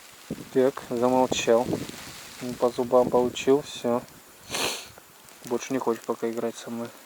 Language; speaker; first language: Russian; native; Russian